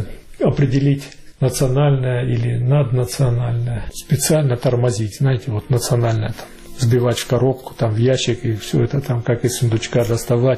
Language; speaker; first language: Russian; native; Russian